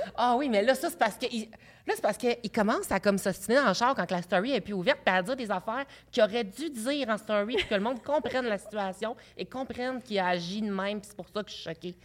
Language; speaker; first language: French; native; French